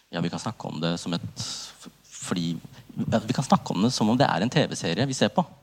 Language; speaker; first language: Norwegian; early bilingual, other home language; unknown